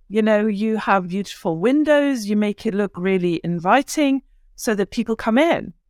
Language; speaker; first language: English; early bilingual, other home language; Turkish